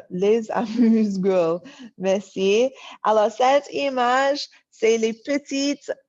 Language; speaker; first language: French; non-native, fluent; English